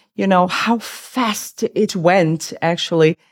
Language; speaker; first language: English; non-native, fluent; Portuguese